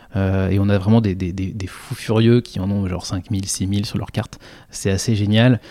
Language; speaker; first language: French; native; French